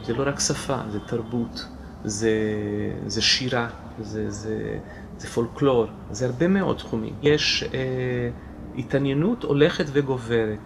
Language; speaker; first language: Hebrew; non-native, fluent; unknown